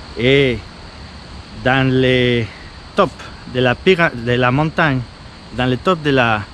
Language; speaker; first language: French; non-native, fluent; Spanish